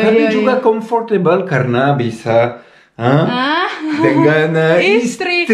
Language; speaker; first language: Indonesian; non-native, learner; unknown